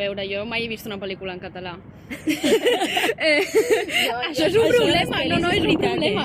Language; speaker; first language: Catalan; non-native, local second language; Spanish